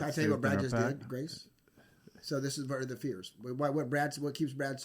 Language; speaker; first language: English; native; English